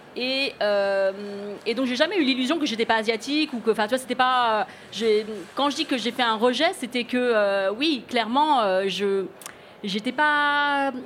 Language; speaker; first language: French; early bilingual, other home language; Cantonese